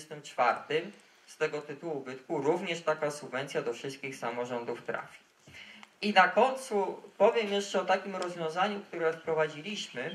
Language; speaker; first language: Polish; native; Polish